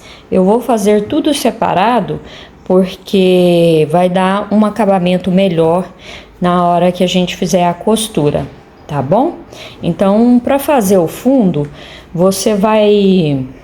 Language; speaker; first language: Portuguese; native; Portuguese